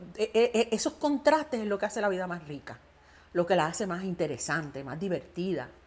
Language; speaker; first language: Spanish; native; Spanish